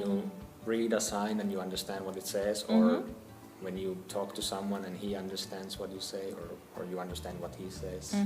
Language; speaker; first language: English; non-native, fluent; Finnish